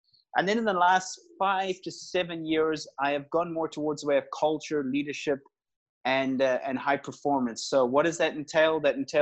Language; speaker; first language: English; native; English